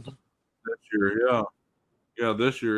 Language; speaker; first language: English; native; English